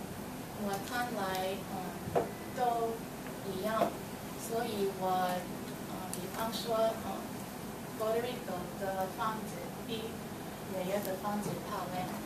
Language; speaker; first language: Chinese; non-native, learner; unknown